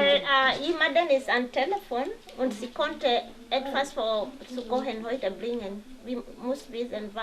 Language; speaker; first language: German; non-native, learner; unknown